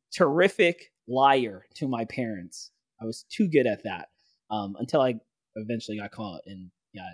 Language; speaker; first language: English; native; English